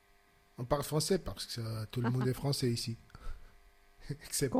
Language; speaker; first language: French; non-native, fluent; Portuguese